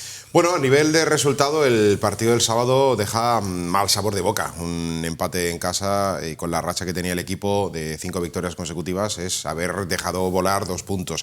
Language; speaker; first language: Spanish; native; Spanish